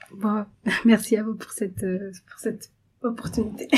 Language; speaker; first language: French; non-native, fluent; Spanish